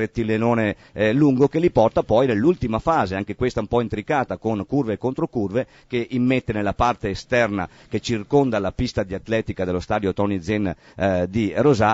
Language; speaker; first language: Italian; native; Italian